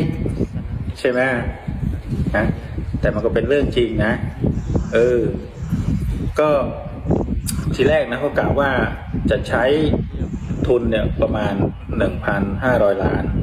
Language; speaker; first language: Thai; native; Thai